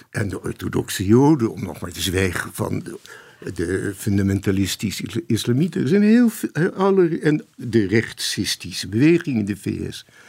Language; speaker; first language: Dutch; native; Dutch